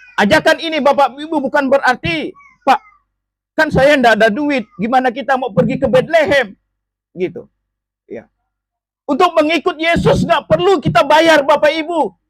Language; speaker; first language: Indonesian; non-native, local second language; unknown